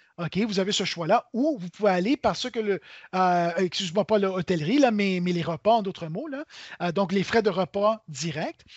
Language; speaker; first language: French; native; French